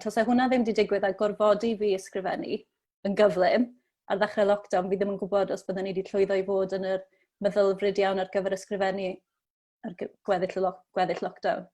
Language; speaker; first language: Welsh; native; Welsh